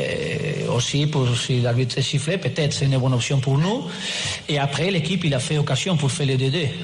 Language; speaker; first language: French; non-native, learner; Spanish